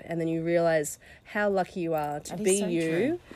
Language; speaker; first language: English; native; English